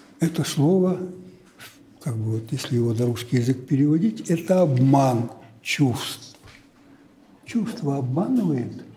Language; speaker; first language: Russian; native; Russian